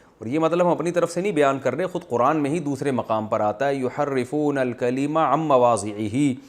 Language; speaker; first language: Urdu; non-native, local second language; Pashto